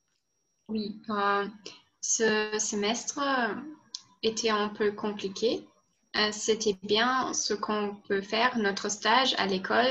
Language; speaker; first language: French; non-native, learner; German